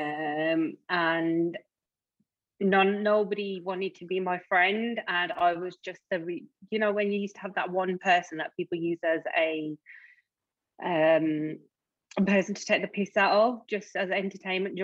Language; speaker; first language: English; native; English